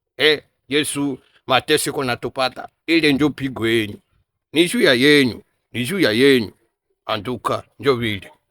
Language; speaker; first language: Swahili; native; Swahili